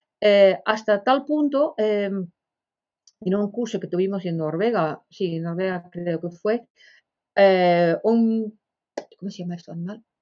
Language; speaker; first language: Spanish; non-native, fluent; Dutch